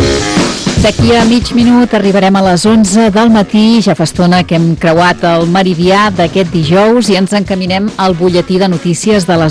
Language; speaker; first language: Catalan; native; Catalan